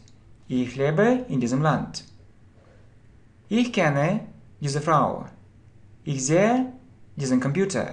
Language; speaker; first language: German; non-native, fluent; Russian